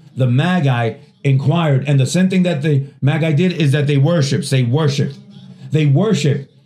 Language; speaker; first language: English; non-native, fluent; Spanish